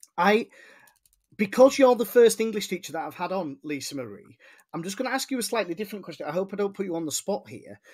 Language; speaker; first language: English; native; English